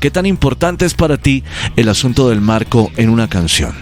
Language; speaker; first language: Spanish; native; Spanish